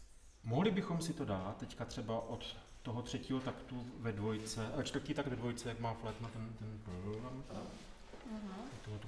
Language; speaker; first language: Czech; native; Czech